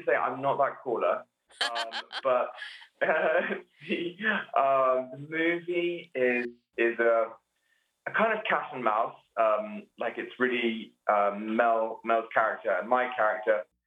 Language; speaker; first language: English; native; English